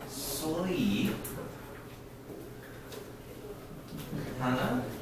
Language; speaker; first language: Chinese; non-native, learner; English